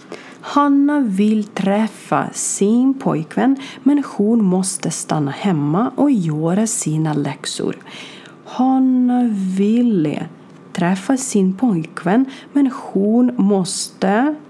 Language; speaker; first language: Swedish; non-native, learner; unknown